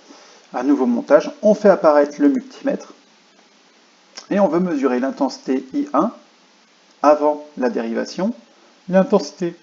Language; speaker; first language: French; native; French